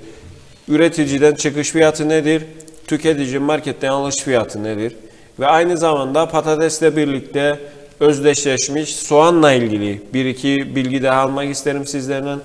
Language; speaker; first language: Turkish; native; Turkish